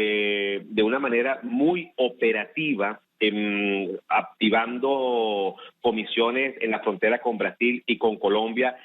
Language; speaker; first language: Spanish; native; Spanish